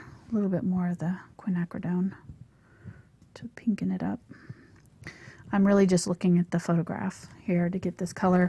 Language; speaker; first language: English; native; English